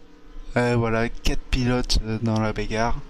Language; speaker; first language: French; native; French